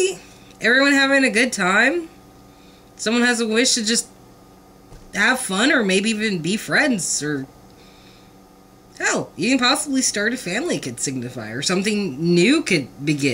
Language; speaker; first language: English; native; English